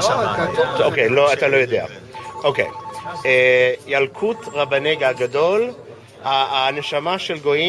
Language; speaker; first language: Hebrew; non-native, fluent; English